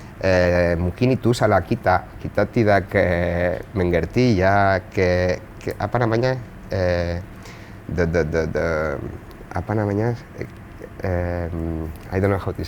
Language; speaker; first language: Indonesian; non-native, fluent; Spanish